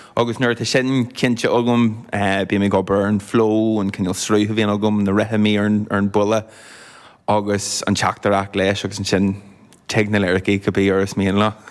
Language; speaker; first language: Irish; non-native, local second language; English